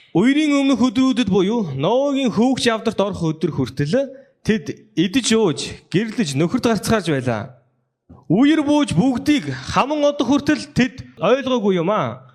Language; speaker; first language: Mongolian; non-native, fluent; Korean